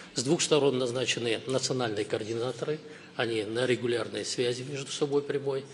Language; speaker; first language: Russian; non-native, local second language; Kazakh